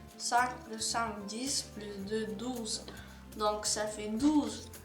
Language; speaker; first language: French; non-native, learner; Ukrainian